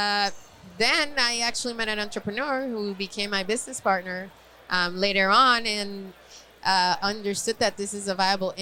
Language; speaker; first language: English; non-native, fluent; Spanish